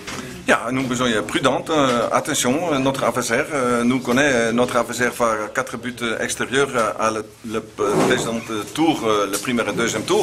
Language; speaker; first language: French; non-native, learner; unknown